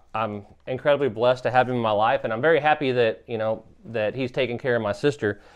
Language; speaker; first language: English; native; English